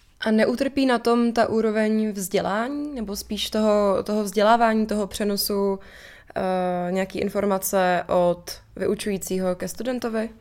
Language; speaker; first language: Czech; native; Czech